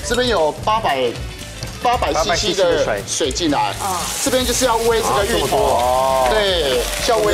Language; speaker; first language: Chinese; native; Chinese